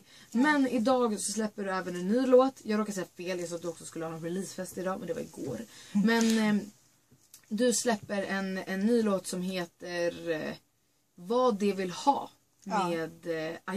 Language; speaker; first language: Swedish; native; Swedish